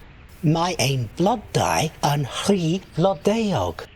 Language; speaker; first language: Welsh; non-native, learner; English